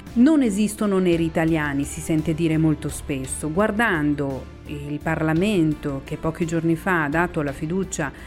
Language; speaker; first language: Italian; native; Italian